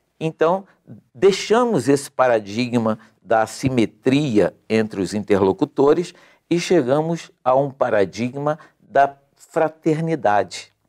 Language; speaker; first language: Portuguese; native; Portuguese